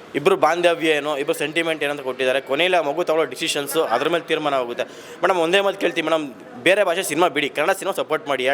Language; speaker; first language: Kannada; native; Kannada